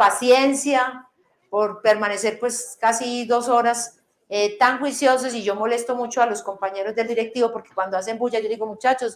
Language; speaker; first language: Spanish; native; Spanish